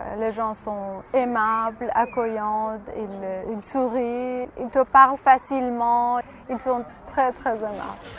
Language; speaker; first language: French; non-native, fluent; Persian